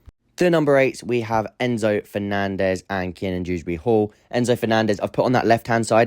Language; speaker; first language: English; native; English